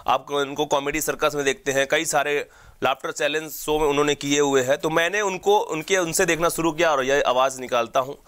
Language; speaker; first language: Hindi; native; Hindi